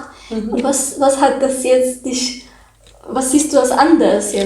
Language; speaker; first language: German; non-native, learner; Arabic